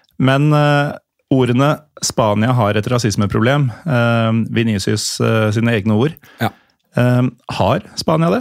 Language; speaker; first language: Norwegian; native; Norwegian